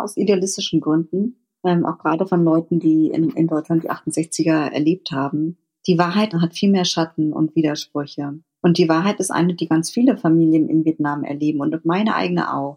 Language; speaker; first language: German; early bilingual, other home language; Vietnamese